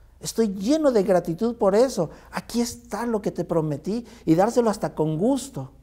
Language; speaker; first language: Spanish; native; Spanish